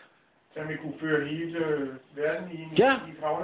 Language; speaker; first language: Danish; native; Danish